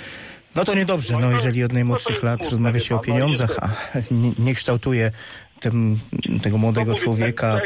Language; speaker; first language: Polish; native; Polish